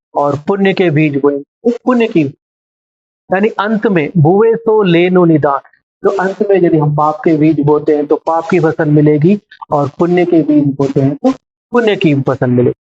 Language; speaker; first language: Hindi; non-native, local second language; Telugu